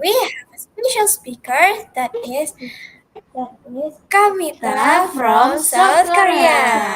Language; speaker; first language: English; non-native, learner; Indonesian